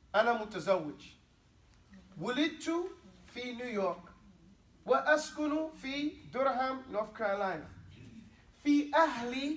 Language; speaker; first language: Arabic; non-native, learner; English